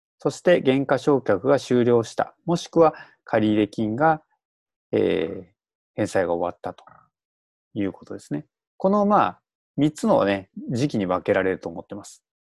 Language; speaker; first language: Japanese; native; Japanese